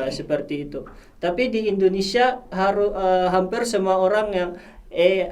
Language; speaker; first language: Indonesian; non-native, fluent; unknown